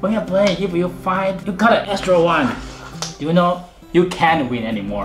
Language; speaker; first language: English; non-native, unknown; Chinese